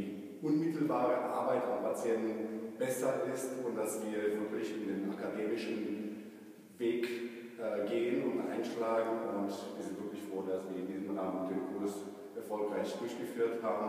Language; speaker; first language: German; native; German